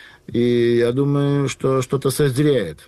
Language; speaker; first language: Russian; non-native, fluent; Lithuanian